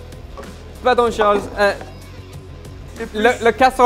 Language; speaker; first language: French; non-native, learner; English